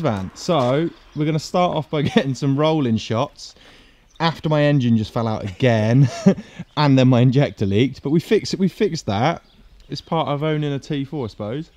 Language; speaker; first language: English; native; English